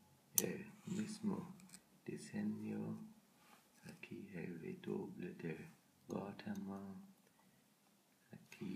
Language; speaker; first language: Spanish; non-native, learner; German